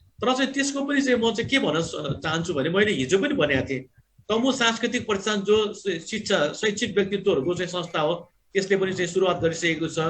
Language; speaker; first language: Nepali; non-native, local second language; Gurung